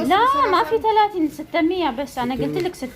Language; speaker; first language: Arabic; non-native, learner; Amharic